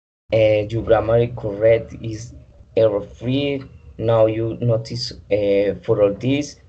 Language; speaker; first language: English; non-native, learner; Spanish